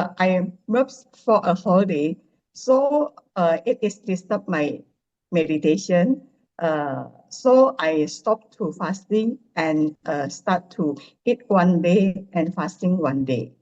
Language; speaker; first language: English; non-native, learner; Indonesian